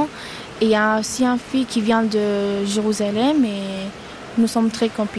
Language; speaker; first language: French; non-native, learner; Arabic